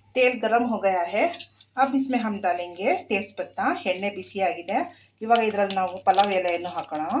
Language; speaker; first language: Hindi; native; Hindi